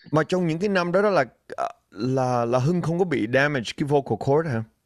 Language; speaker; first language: Vietnamese; early bilingual, other home language; English